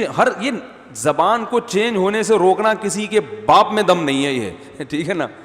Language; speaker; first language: Urdu; native; Urdu